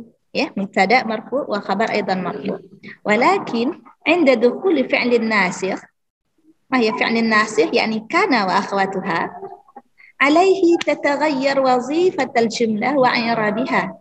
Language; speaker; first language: Arabic; non-native, fluent; Indonesian